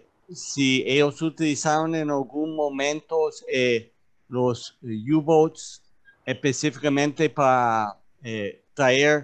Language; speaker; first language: Spanish; non-native, learner; English